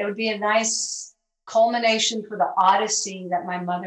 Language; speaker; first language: English; early bilingual, other home language; Spanish